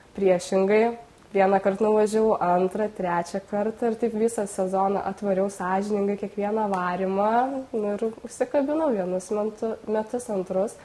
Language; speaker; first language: Lithuanian; native; Lithuanian